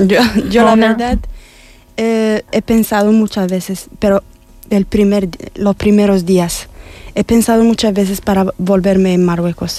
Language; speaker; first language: Spanish; non-native, learner; Arabic